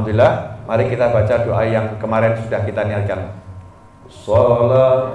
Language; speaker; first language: Indonesian; native; Indonesian